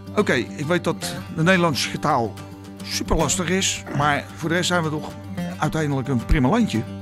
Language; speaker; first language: Dutch; native; Dutch